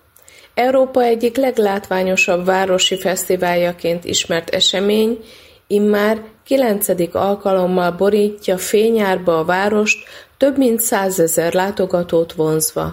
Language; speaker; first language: Hungarian; native; Hungarian